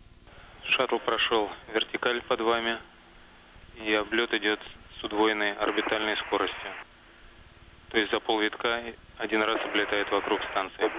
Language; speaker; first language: Russian; native; Russian